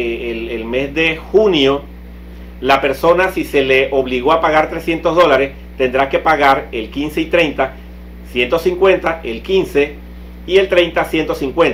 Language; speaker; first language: Spanish; native; Spanish